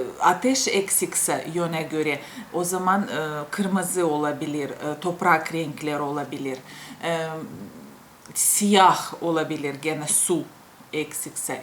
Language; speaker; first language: Turkish; non-native, fluent; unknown